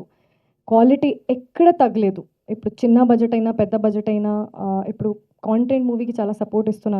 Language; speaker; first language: Telugu; non-native, fluent; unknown